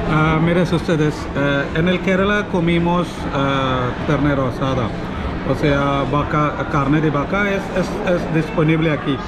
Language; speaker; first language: Spanish; non-native, learner; Malayalam